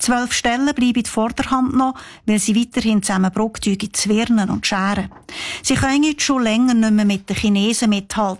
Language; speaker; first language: German; native; German